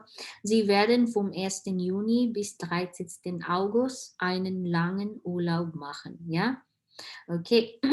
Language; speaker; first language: German; non-native, fluent; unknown